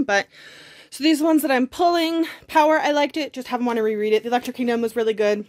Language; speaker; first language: English; native; English